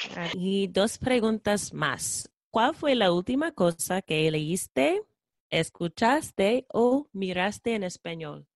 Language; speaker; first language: Spanish; non-native, fluent; English